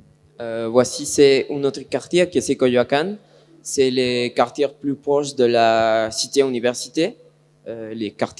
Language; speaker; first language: French; non-native, learner; Spanish